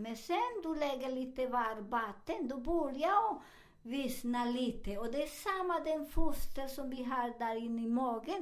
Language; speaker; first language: Swedish; non-native, learner; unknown